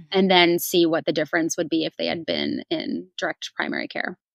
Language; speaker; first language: English; native; English